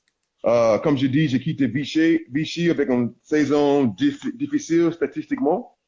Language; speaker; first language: French; non-native, learner; English